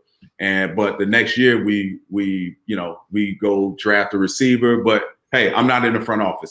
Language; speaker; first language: English; native; English